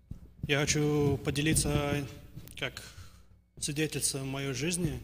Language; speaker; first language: Russian; early bilingual, heritage; Russian